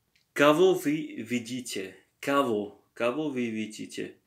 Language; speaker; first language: Russian; non-native, learner; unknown